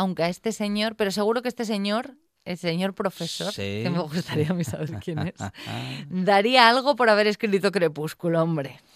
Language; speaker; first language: Spanish; native; Spanish